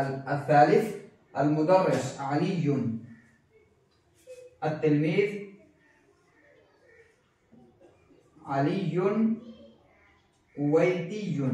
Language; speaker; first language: Arabic; non-native, fluent; Urdu